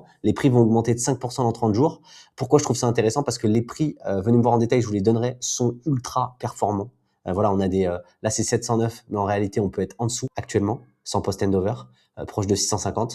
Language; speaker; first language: French; native; French